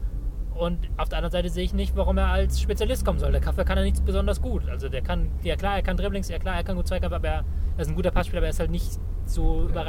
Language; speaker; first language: German; native; German